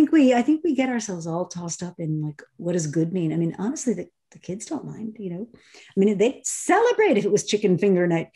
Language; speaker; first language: English; native; English